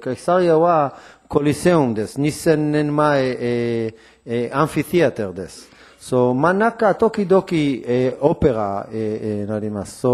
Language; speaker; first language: Japanese; non-native, learner; Hebrew